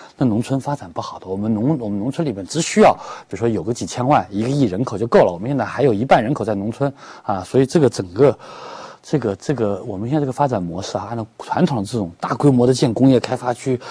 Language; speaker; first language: Chinese; native; Chinese